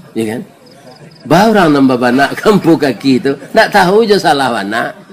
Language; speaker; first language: Malay; non-native, local second language; Minangkabau